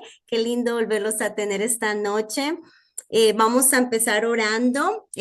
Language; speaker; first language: Spanish; native; Spanish